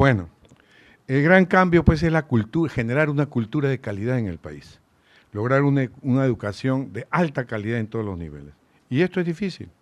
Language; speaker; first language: Spanish; native; Spanish